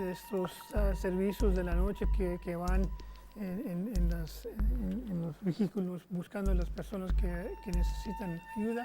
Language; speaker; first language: Spanish; non-native, fluent; English